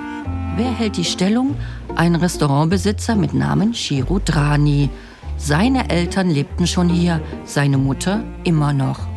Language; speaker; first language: German; native; German